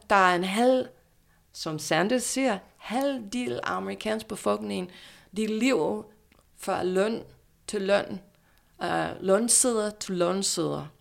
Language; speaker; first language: Danish; non-native, fluent; English